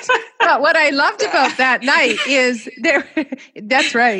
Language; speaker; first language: English; native; English